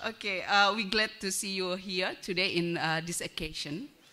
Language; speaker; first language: English; non-native, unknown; Indonesian